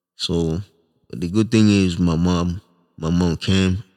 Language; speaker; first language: English; non-native, local second language; Swahili